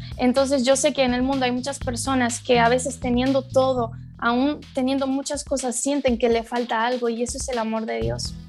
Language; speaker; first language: Spanish; early bilingual, other home language; Portuguese